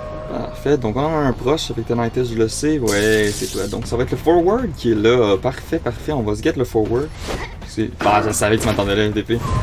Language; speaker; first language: French; native; French